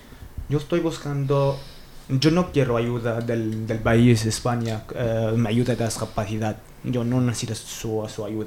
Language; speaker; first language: Spanish; non-native, learner; Arabic